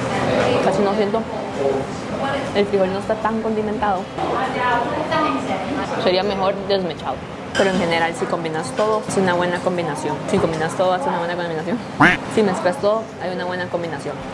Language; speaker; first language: Spanish; native; Spanish